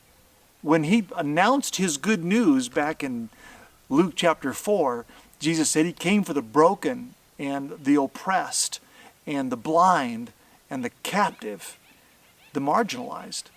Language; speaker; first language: English; native; English